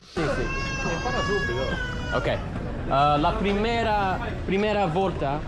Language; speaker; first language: Italian; non-native, learner; English